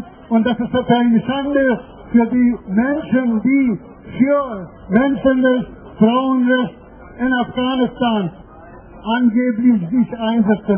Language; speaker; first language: German; non-native, fluent; Persian